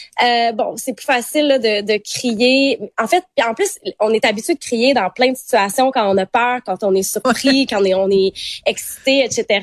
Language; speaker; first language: French; native; French